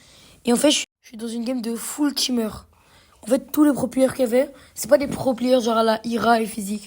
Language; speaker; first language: French; native; French